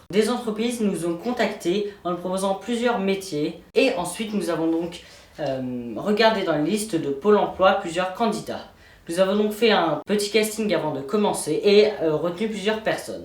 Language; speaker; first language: French; native; French